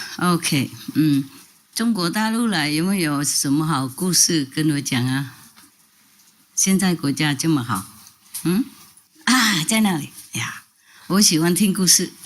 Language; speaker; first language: Chinese; non-native, fluent; Vietnamese